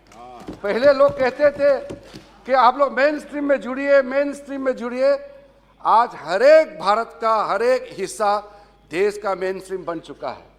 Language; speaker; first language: Hindi; non-native, local second language; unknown